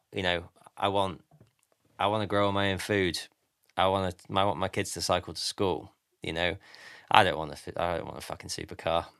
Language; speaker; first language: English; native; English